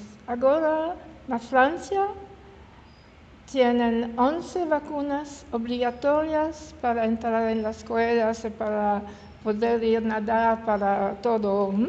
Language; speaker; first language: Spanish; non-native, learner; French